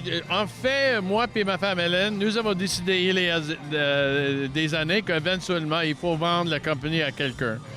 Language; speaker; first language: French; non-native, local second language; English